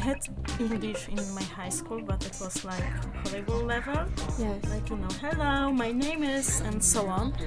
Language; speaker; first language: English; non-native, learner; Polish